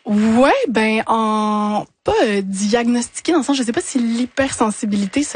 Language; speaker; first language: French; native; French